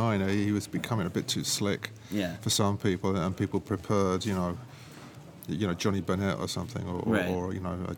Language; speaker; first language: English; native; English